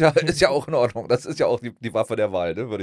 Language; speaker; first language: German; native; German